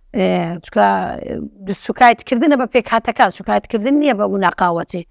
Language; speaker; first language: Central Kurdish; non-native, local second language; Turkish